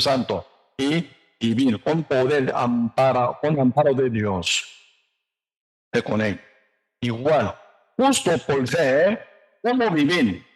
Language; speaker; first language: Spanish; non-native, learner; Korean